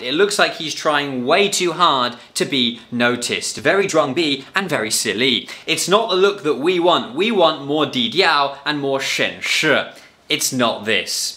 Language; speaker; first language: English; native; English